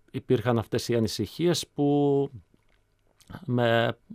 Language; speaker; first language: Greek; early bilingual, other home language; Czech